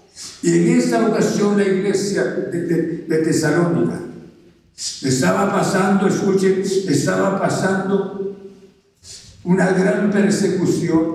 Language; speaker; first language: Spanish; native; Spanish